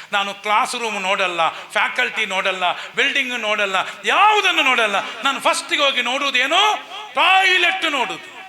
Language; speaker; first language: Kannada; non-native, local second language; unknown